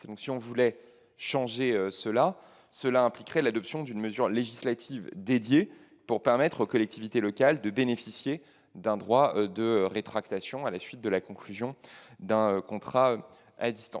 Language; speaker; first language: French; native; French